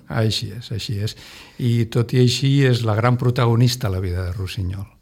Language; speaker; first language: Catalan; non-native, local second language; Spanish